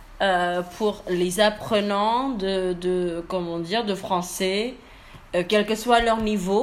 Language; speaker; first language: French; non-native, learner; Indonesian